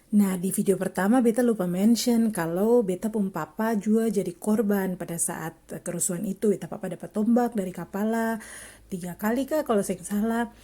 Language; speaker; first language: Indonesian; native; Indonesian